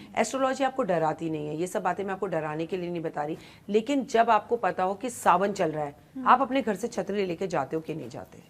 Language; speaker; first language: Hindi; native; Hindi